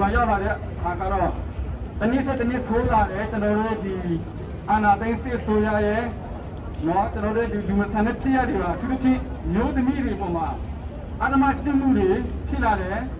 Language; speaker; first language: Burmese; non-native, local second language; Kachin